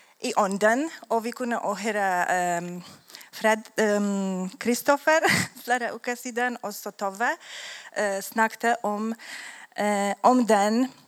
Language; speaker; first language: Swedish; non-native, learner; Polish